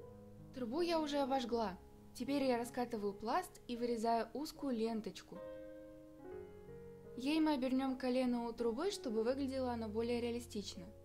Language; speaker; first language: Russian; native; Russian